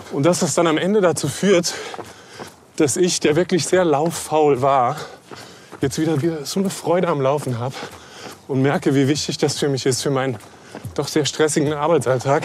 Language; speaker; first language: German; native; German